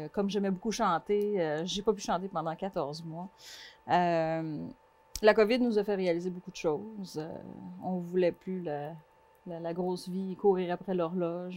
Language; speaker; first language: French; non-native, fluent; Portuguese